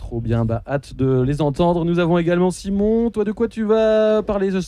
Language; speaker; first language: French; native; French